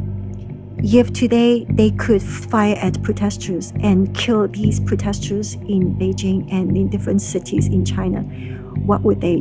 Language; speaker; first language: English; non-native, local second language; Cantonese